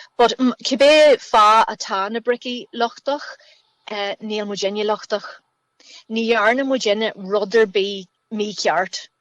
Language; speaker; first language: Irish; native; Irish